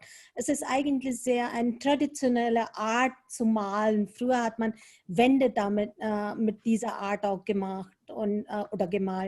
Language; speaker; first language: German; non-native, fluent; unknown